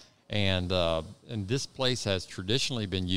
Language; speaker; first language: English; native; English